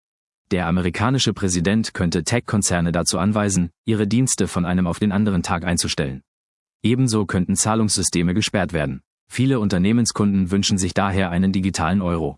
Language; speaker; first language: German; native; German